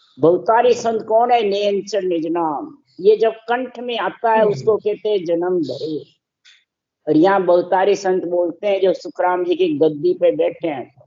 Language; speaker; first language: Hindi; native; Hindi